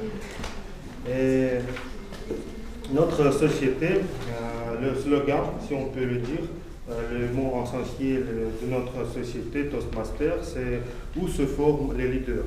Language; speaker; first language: French; non-native, fluent; Russian